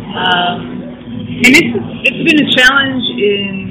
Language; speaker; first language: English; native; English